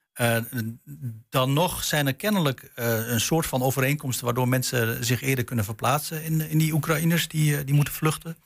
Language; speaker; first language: Dutch; native; Dutch